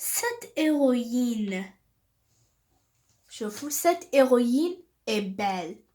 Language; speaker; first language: French; non-native, local second language; Arabic